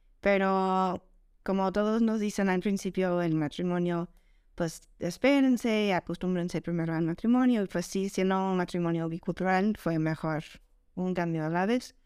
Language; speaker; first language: Spanish; non-native, fluent; English